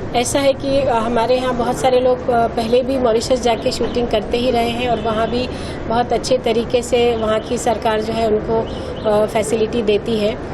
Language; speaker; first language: Hindi; non-native, local second language; Bhojpuri